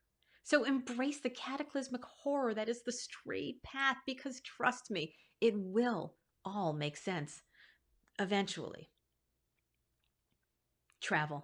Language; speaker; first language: English; native; English